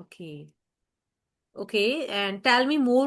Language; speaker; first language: English; non-native, learner; Hindi